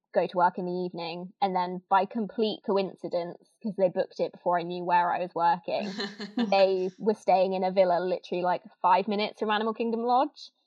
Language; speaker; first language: English; native; English